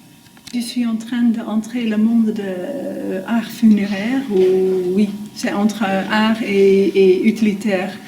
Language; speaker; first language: French; non-native, fluent; Dutch